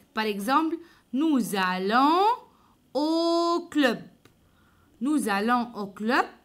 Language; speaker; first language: French; non-native, fluent; Arabic